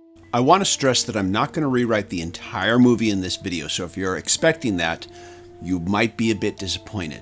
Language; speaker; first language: English; native; English